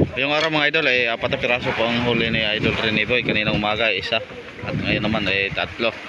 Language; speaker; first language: Filipino; non-native, local second language; Cebuano